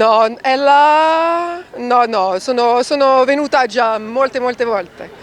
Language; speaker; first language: Italian; non-native, learner; French